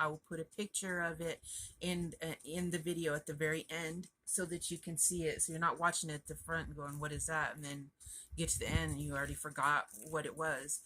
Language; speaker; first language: English; native; English